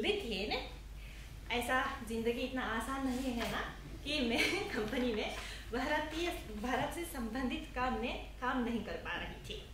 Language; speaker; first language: Hindi; non-native, fluent; Japanese